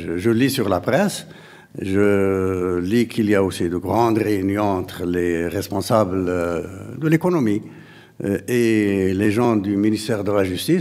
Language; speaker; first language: French; non-native, local second language; Arabic